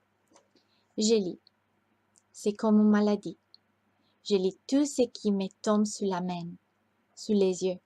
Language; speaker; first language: French; non-native, learner; Italian